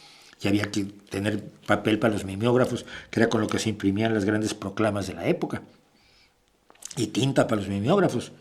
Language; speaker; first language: Spanish; native; Spanish